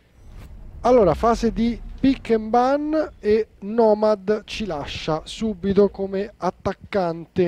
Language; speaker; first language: Italian; native; Italian